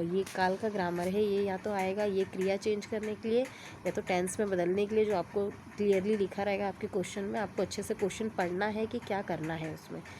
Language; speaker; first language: Hindi; non-native, local second language; Marathi